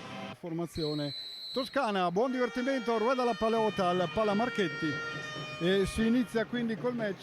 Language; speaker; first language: Italian; native; Italian